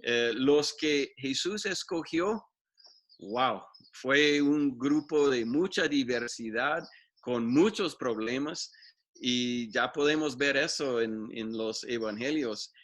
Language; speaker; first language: Spanish; non-native, fluent; English